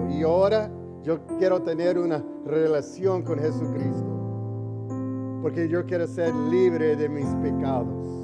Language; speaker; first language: Spanish; early bilingual, heritage; English